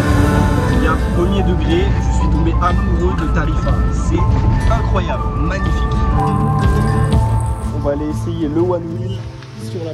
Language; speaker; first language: French; native; French